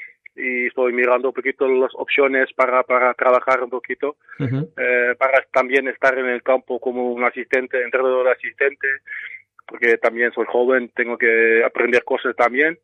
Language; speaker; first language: Spanish; non-native, fluent; Dutch